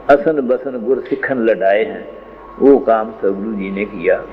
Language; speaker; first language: Hindi; non-native, local second language; Punjabi